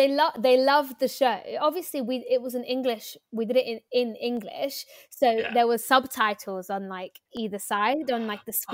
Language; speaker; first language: English; native; English